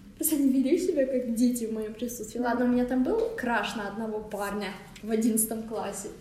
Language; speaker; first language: Russian; native; Russian